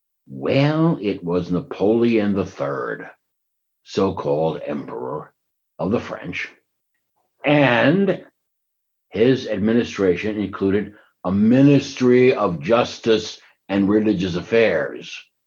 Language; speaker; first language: English; native; English